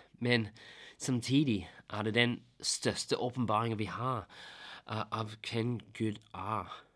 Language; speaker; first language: Norwegian; non-native, fluent; English